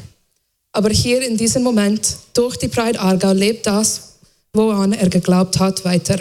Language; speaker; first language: German; non-native, fluent; English